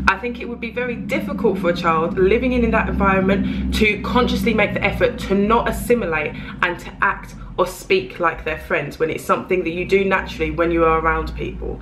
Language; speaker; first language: English; native; English